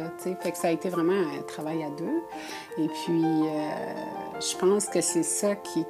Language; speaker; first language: French; native; French